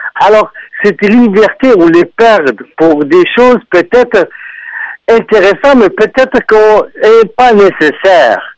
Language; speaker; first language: French; non-native, local second language; Arabic